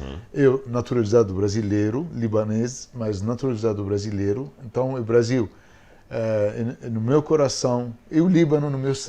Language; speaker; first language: Portuguese; non-native, fluent; Arabic